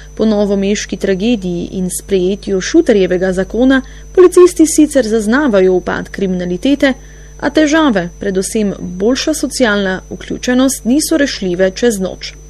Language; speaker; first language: Slovenian; native; Slovenian